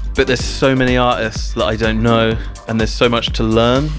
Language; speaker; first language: English; native; English